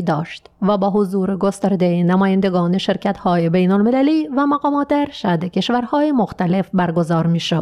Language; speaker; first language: Persian; native; Persian